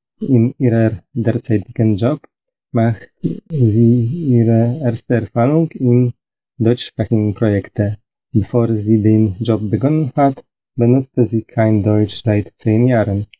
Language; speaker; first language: German; non-native, fluent; Polish